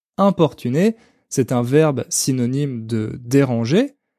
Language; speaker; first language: French; native; French